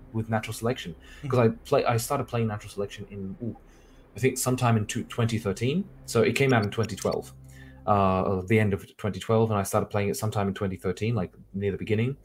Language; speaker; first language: English; native; English